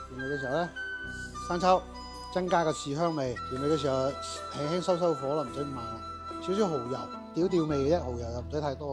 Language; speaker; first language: Cantonese; native; Cantonese